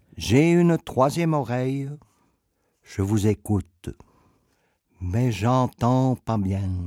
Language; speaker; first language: French; native; French